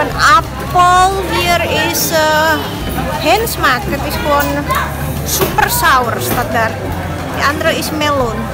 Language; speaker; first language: Dutch; non-native, local second language; Indonesian